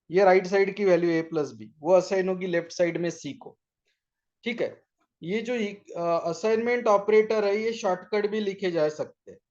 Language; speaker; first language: Hindi; non-native, local second language; Marathi